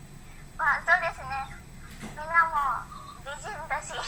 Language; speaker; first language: Japanese; non-native, learner; Indonesian